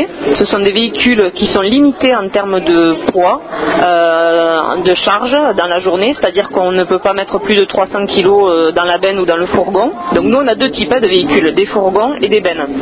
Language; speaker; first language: French; native; French